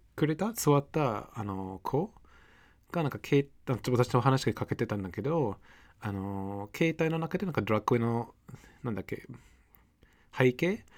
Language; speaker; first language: Japanese; non-native, fluent; English